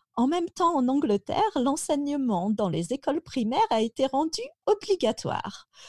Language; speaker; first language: French; native; French